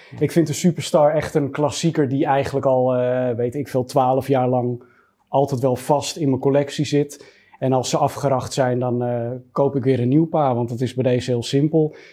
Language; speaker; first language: Dutch; native; Dutch